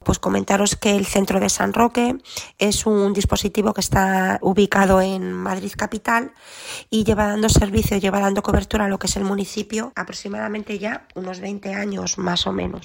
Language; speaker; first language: Spanish; native; Spanish